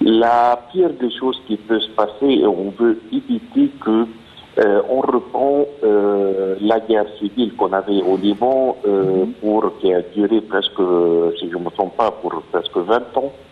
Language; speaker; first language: French; non-native, fluent; Arabic